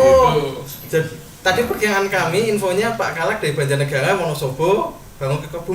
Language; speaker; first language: Indonesian; native; Indonesian